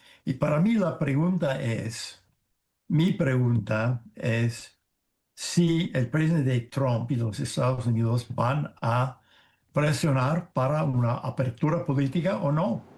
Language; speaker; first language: Spanish; non-native, fluent; English